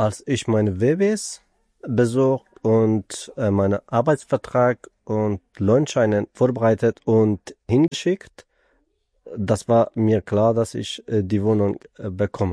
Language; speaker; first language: German; non-native, learner; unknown